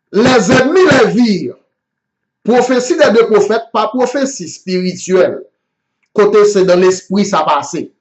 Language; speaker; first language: French; non-native, local second language; Haitian Creole